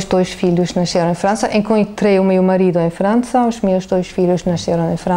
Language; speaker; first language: Portuguese; non-native, fluent; German